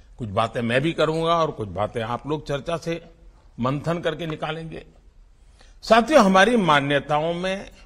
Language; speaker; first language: Hindi; non-native, local second language; Gujarati